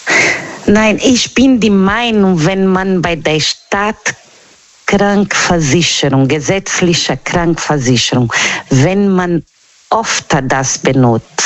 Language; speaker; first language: German; non-native, learner; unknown